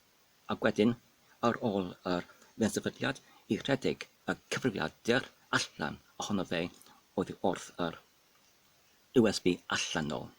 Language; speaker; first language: Welsh; non-native, fluent; English